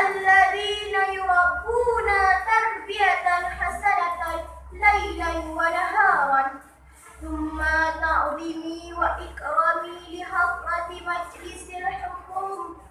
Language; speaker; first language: Arabic; non-native, learner; Achinese